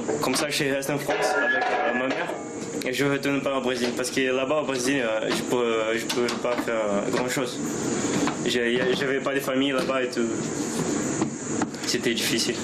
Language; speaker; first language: French; early bilingual, other home language; Portuguese